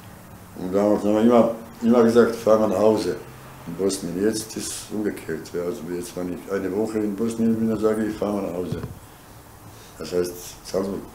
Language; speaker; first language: German; non-native, learner; Bosnian